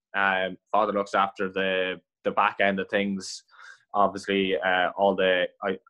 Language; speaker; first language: English; native; English